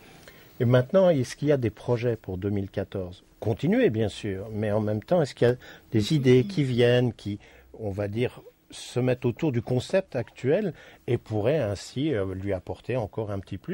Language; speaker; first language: French; native; French